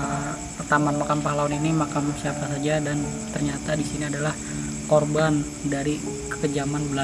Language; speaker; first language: Indonesian; native; Indonesian